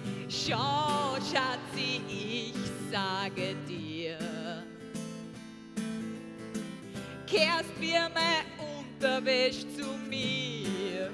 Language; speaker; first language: German; native; German